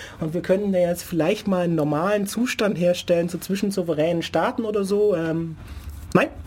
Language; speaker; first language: German; native; German